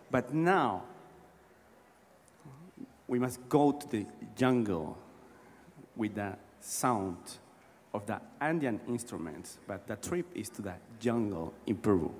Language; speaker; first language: English; non-native, learner; Spanish